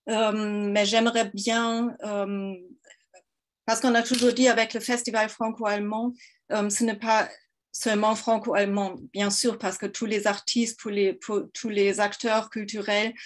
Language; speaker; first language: French; non-native, fluent; German